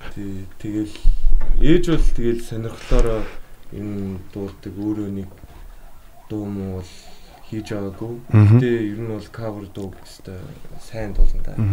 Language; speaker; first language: Mongolian; early bilingual, heritage; Mongolian